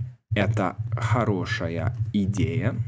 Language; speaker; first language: Russian; non-native, fluent; Serbian